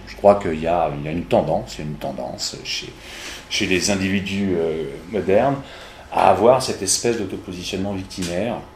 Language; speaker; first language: French; native; French